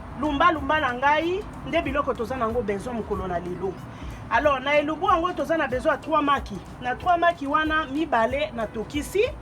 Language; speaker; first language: Lingala; non-native, local second language; Luba-Lulua